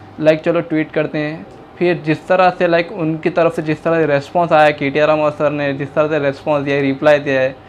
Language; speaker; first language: Hindi; non-native, local second language; Urdu